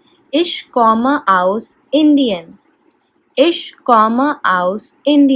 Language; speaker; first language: German; non-native, fluent; Hindi